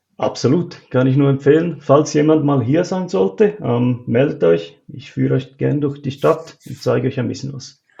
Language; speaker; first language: German; native; German